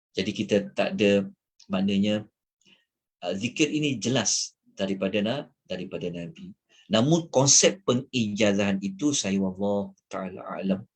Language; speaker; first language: Malay; native; Malay